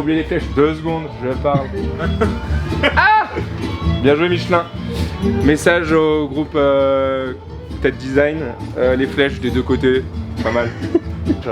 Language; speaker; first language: French; native; French